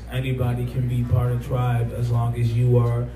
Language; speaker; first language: English; native; English